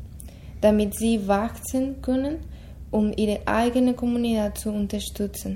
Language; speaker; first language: German; non-native, fluent; Spanish